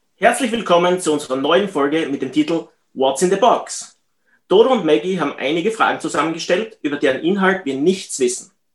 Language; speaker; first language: German; native; German